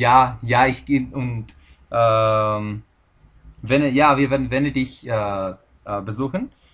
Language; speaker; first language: German; non-native, learner; Spanish